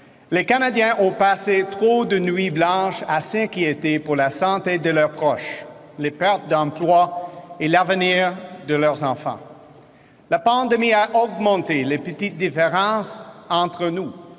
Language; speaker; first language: French; non-native, fluent; English